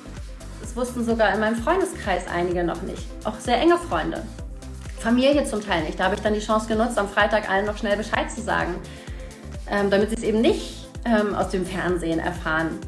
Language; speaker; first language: German; native; German